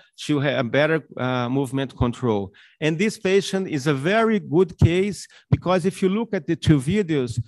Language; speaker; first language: English; non-native, fluent; Portuguese